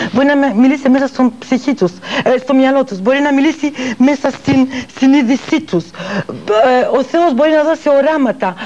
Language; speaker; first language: Greek; early bilingual, heritage; Greek